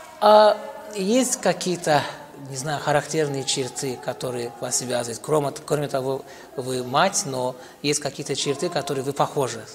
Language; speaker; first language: Russian; non-native, local second language; Azerbaijani